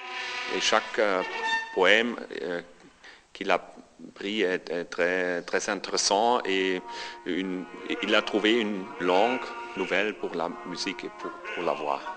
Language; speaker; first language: French; non-native, fluent; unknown